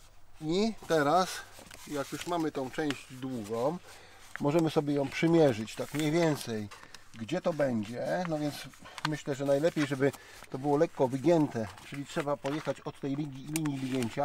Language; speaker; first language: Polish; native; Polish